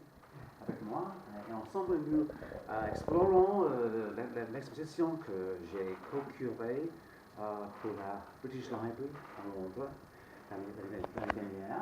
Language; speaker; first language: French; non-native, fluent; English